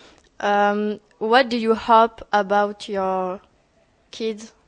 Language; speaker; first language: English; non-native, learner; French